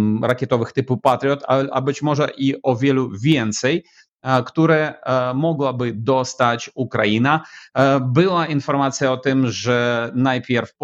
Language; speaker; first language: Polish; non-native, fluent; Ukrainian